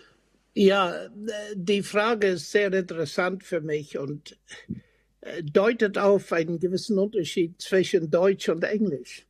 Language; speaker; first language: German; non-native, fluent; English